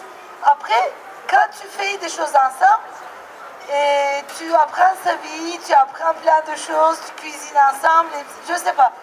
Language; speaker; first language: French; non-native, fluent; Turkish